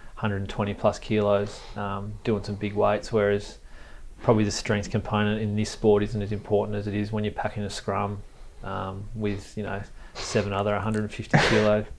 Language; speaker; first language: English; native; English